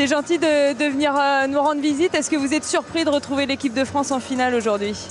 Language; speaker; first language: French; native; French